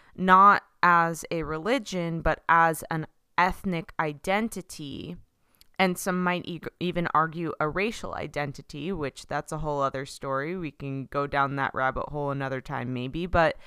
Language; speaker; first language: English; early bilingual, other home language; Spanish